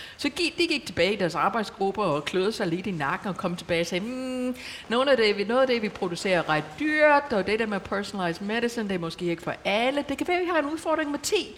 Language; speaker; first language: Danish; non-native, fluent; English